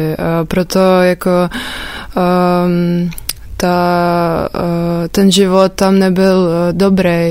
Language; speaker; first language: Czech; non-native, fluent; Russian